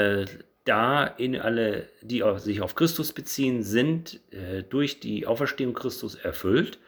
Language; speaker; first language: German; native; German